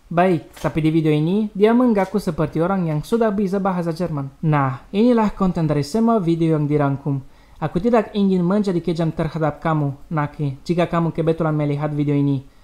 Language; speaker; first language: Indonesian; non-native, learner; Romanian